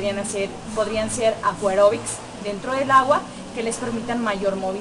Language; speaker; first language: Spanish; native; Spanish